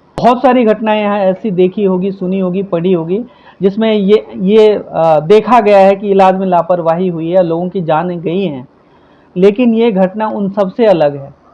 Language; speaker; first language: Hindi; native; Hindi